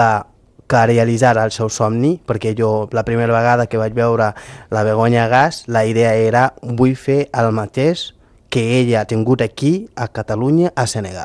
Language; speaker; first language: Catalan; non-native, fluent; Fula